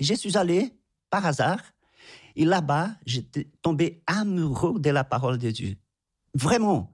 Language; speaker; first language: French; non-native, fluent; Portuguese